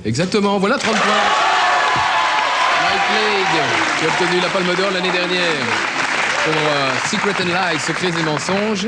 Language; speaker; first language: French; native; French